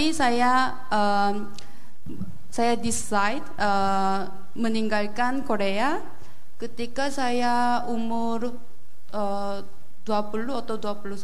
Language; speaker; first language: Indonesian; non-native, fluent; Korean